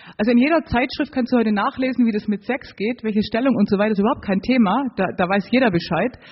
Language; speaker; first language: German; native; German